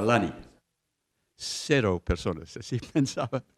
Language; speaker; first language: Spanish; non-native, fluent; English